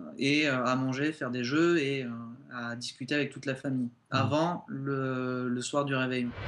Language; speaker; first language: French; native; French